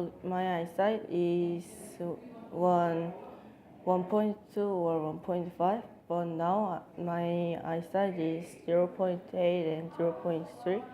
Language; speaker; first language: English; non-native, learner; Korean